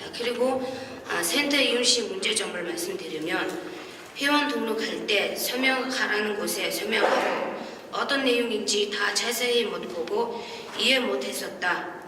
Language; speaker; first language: Korean; non-native, fluent; Mongolian